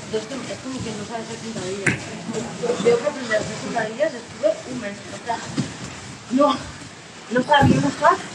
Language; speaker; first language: Spanish; non-native, learner; Portuguese